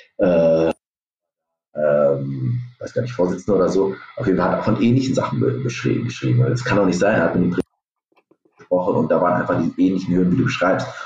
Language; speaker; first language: German; native; German